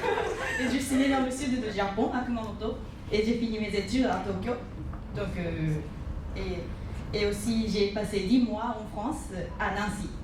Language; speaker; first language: French; non-native, fluent; Japanese